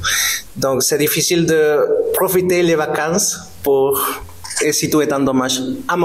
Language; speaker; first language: French; non-native, fluent; Spanish